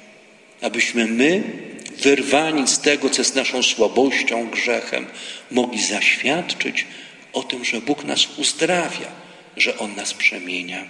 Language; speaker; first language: Polish; native; Polish